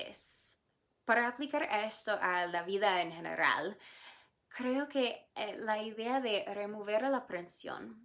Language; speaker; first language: Spanish; non-native, fluent; English